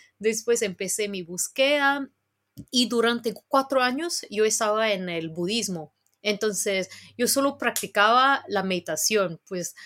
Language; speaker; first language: Spanish; non-native, fluent; Cantonese